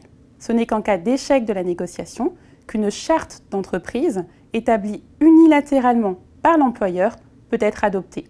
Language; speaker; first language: French; native; French